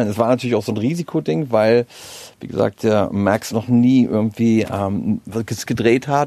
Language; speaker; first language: German; native; German